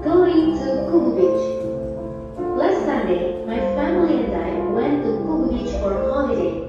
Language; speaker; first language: English; non-native, learner; Indonesian